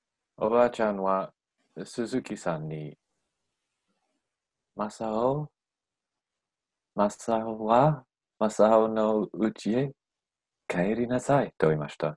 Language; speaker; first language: Japanese; non-native, learner; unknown